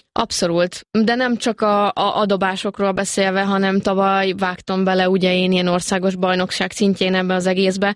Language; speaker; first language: Hungarian; native; Hungarian